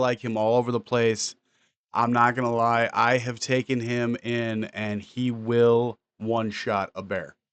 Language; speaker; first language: English; native; English